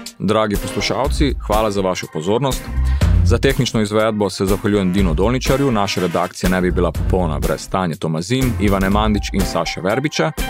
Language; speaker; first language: Slovenian; early bilingual, heritage; Slovenian